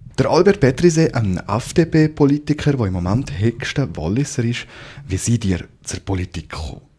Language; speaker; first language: German; native; German